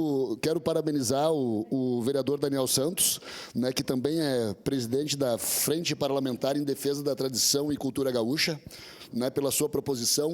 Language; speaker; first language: Portuguese; native; Portuguese